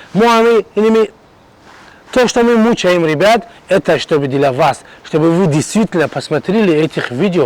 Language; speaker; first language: Russian; non-native, fluent; Tajik